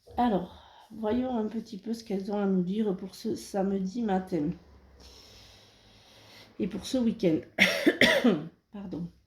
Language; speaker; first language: French; native; French